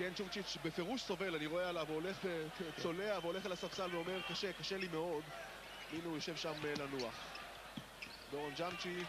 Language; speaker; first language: Hebrew; native; Hebrew